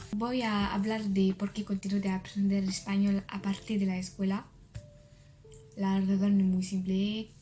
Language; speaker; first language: Spanish; non-native, learner; French